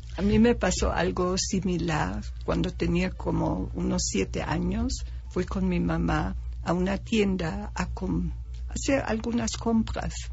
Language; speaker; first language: Spanish; non-native, fluent; German